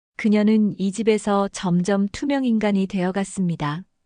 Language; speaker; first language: Korean; native; Korean